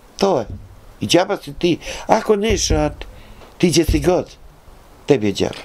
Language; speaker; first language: Bosnian; native; Bosnian